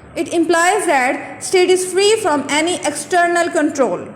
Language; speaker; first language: English; non-native, local second language; Urdu